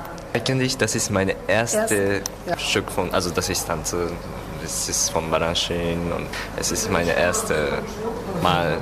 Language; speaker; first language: German; non-native, learner; Japanese